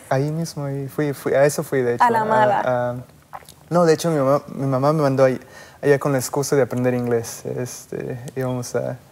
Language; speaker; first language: Spanish; native; Spanish